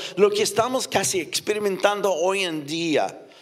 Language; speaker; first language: Spanish; non-native, fluent; English